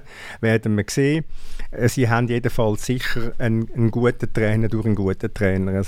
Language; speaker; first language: German; native; German